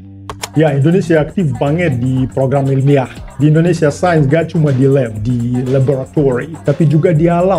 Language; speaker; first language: Indonesian; non-native, fluent; Russian